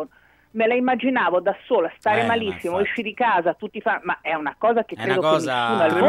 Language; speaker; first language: Italian; native; Italian